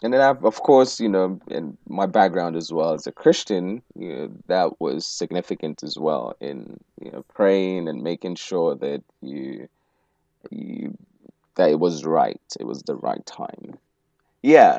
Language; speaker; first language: English; non-native, local second language; Igbo